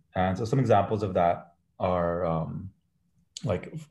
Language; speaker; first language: English; early bilingual, other home language; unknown